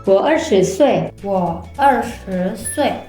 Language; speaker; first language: Chinese; non-native, fluent; Indonesian